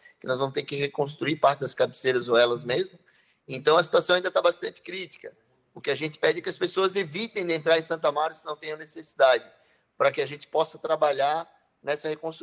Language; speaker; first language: Portuguese; native; Portuguese